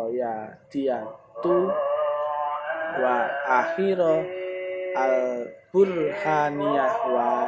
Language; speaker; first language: Arabic; non-native, learner; Indonesian